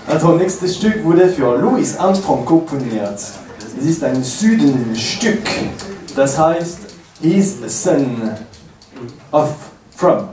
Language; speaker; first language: German; non-native, learner; French